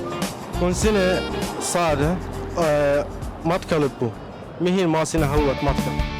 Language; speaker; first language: Finnish; non-native, learner; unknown